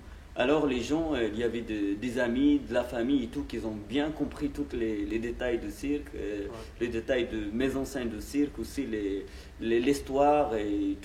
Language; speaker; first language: French; non-native, local second language; Arabic